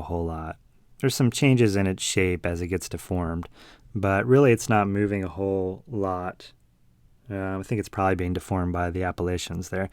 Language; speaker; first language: English; native; English